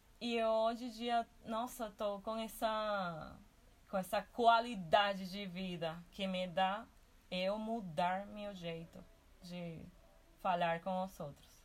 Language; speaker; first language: Portuguese; non-native, fluent; Spanish